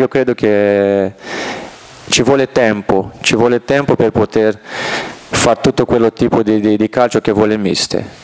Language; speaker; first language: Italian; non-native, fluent; Portuguese